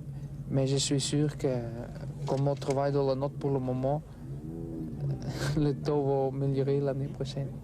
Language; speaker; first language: French; non-native, local second language; Dutch